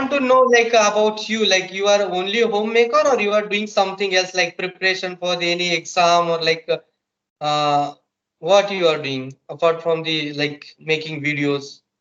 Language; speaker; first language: English; non-native, local second language; Marathi